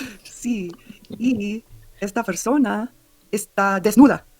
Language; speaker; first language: Spanish; non-native, learner; English